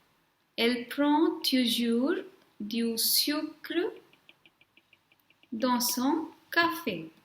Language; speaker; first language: French; non-native, fluent; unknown